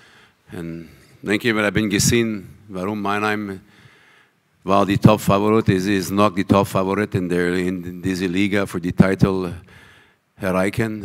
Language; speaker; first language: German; non-native, learner; French